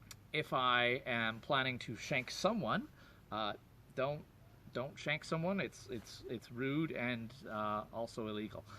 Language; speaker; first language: English; native; English